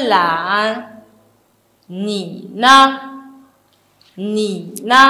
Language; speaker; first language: Chinese; non-native, fluent; French